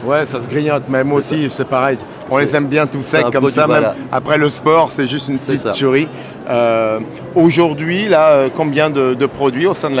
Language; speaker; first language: French; native; French